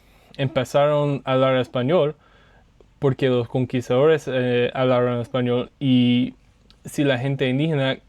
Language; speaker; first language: Spanish; non-native, learner; English